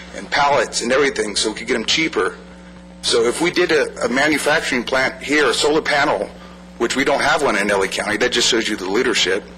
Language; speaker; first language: English; native; English